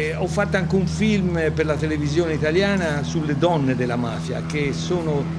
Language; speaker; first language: Italian; native; Italian